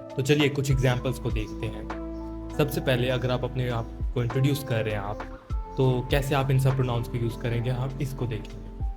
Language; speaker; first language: Urdu; native; Urdu